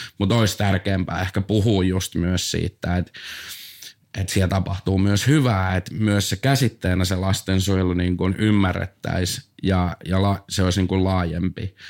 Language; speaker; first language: Finnish; native; Finnish